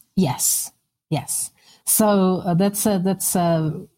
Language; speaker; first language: English; non-native, fluent; Czech